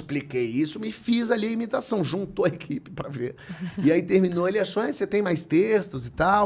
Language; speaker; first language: Portuguese; native; Portuguese